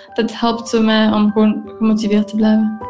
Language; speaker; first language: Dutch; non-native, local second language; English